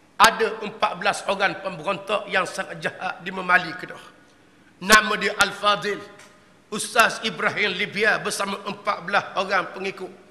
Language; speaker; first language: Malay; native; Malay